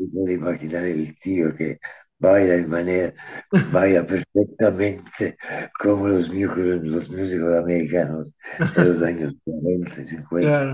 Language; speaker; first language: Spanish; non-native, fluent; Italian